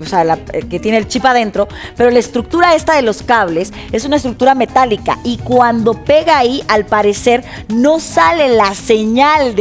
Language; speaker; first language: Spanish; native; Spanish